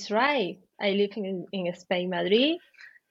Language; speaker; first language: English; non-native, learner; Spanish